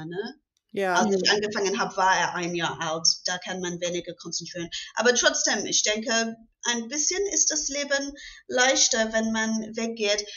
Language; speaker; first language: German; non-native, fluent; English